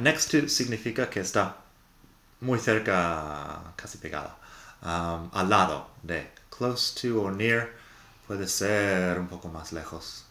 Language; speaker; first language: Spanish; non-native, fluent; English